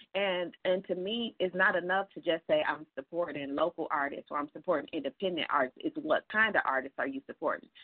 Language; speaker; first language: English; native; English